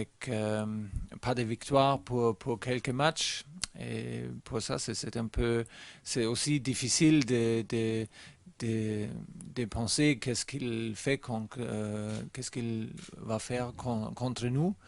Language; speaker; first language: French; non-native, learner; German